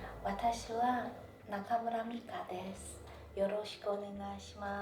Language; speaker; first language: Japanese; non-native, fluent; Chinese